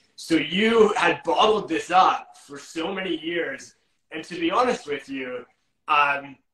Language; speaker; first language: English; native; English